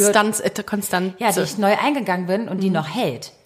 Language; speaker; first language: German; native; German